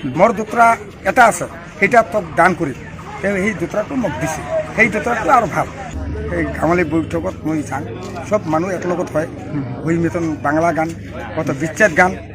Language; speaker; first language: Assamese; non-native, local second language; Bangla